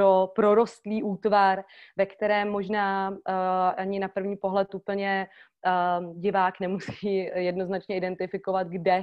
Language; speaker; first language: Czech; native; Czech